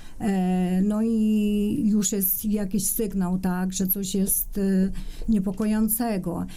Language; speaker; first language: Polish; non-native, fluent; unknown